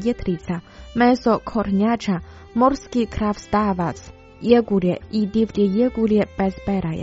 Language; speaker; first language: Croatian; non-native, fluent; Chinese